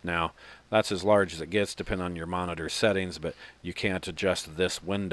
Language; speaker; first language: English; native; English